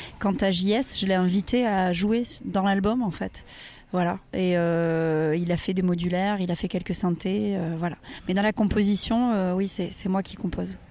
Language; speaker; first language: French; native; French